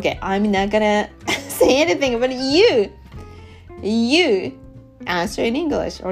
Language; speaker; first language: English; non-native, learner; Japanese